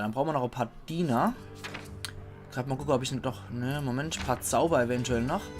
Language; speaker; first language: German; native; German